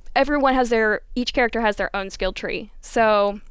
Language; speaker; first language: English; native; English